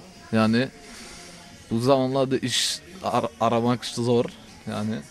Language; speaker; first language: Turkish; early bilingual, heritage; Turkish